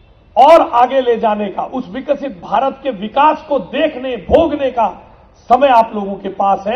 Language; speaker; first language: Hindi; native; Hindi